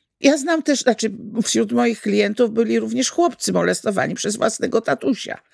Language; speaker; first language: Polish; native; Polish